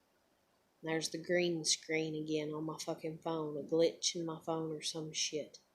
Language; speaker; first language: English; native; English